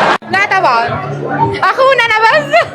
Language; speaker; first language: Arabic; native; Arabic